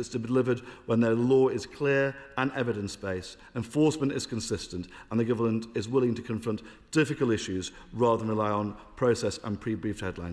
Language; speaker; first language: English; native; English